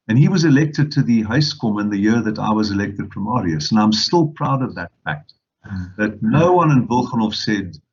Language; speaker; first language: English; non-native, local second language; Afrikaans